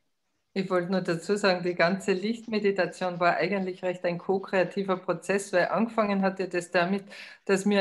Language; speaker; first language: German; native; German